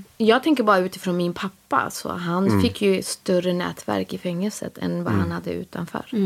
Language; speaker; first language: Swedish; early bilingual, other home language; Spanish